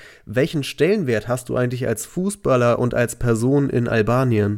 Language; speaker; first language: German; native; German